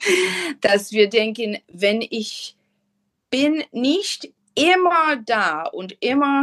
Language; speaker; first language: German; non-native, fluent; English